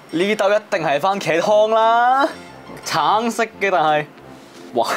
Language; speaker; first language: Chinese; native; Chinese